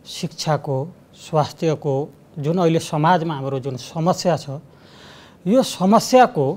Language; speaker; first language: Nepali; native; Nepali